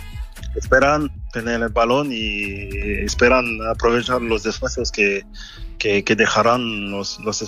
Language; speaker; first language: Spanish; non-native, fluent; French